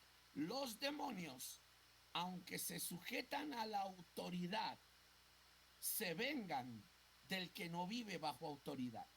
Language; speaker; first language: Spanish; native; Spanish